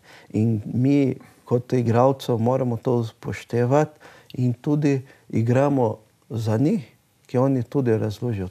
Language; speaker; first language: Slovenian; non-native, learner; Portuguese